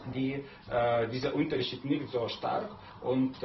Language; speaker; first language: German; non-native, learner; Lithuanian